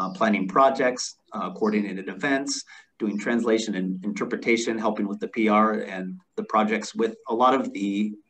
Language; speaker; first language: English; native; English